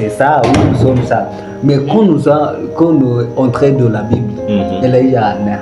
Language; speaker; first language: French; non-native, learner; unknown